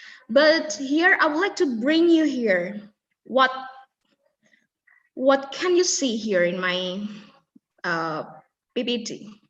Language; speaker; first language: English; non-native, fluent; Indonesian